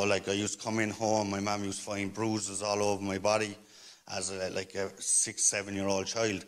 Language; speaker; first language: English; native; English